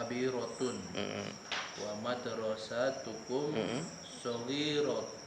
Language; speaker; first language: Arabic; non-native, learner; Indonesian